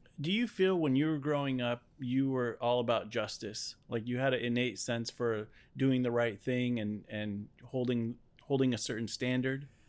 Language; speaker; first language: English; native; English